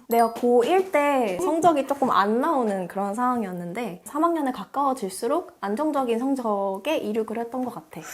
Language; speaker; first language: Korean; early bilingual, heritage; Korean